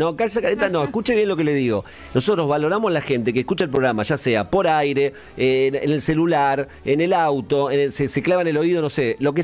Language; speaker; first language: Spanish; native; Spanish